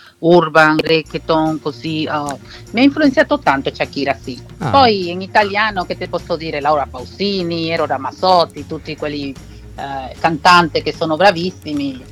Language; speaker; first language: Italian; non-native, fluent; Spanish